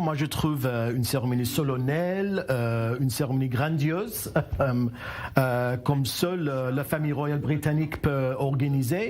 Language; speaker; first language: French; non-native, learner; English